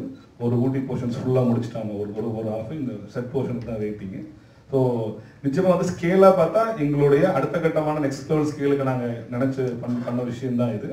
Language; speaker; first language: Tamil; native; Tamil